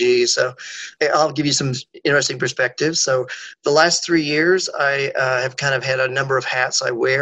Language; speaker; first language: English; native; English